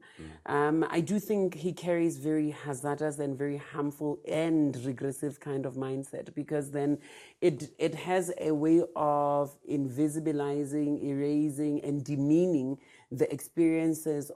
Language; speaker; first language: English; non-native, local second language; Tswana